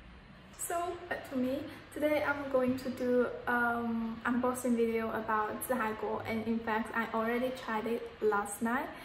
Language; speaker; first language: English; non-native, fluent; Chinese